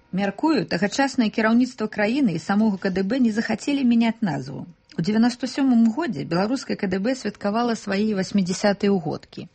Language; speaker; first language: Belarusian; non-native, local second language; Russian